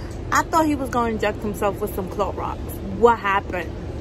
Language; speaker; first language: English; early bilingual, other home language; Spanish